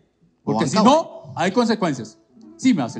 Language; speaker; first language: Spanish; native; Spanish